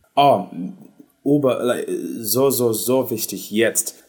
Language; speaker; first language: German; non-native, learner; English